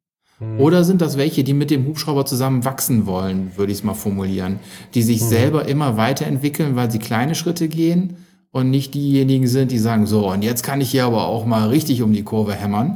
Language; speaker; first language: German; native; German